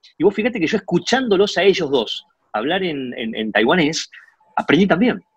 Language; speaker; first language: Spanish; early bilingual, other home language; Chinese